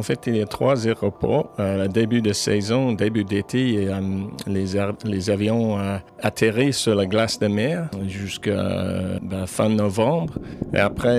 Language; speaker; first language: French; non-native, fluent; English